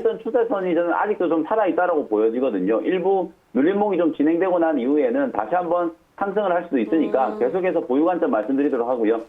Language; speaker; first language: Korean; native; Korean